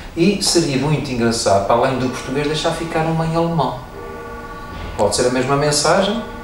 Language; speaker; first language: Portuguese; native; Portuguese